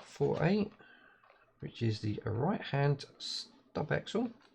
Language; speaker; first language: English; native; English